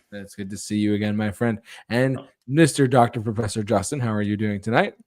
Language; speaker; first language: English; native; English